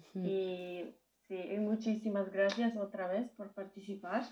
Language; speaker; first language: Spanish; non-native, fluent; Macedonian